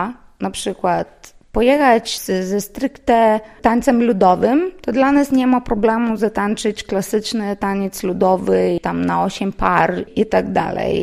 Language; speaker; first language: Polish; non-native, local second language; Lithuanian